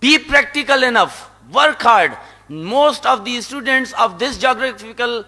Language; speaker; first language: English; non-native, local second language; Sindhi